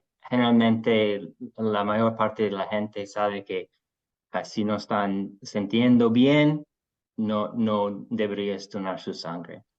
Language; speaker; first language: Spanish; non-native, fluent; English